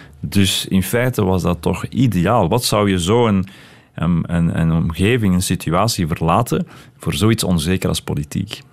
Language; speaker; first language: Dutch; early bilingual, other home language; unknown